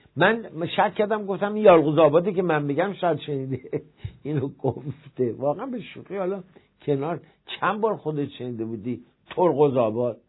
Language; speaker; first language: Persian; native; Persian